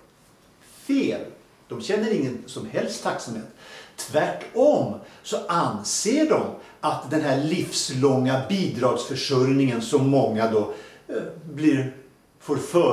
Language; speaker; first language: Swedish; native; Swedish